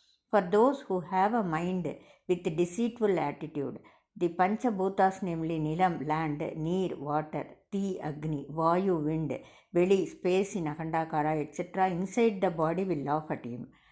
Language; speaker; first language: English; non-native, local second language; Tamil